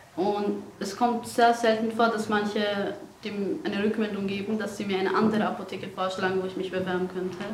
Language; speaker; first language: German; non-native, fluent; Persian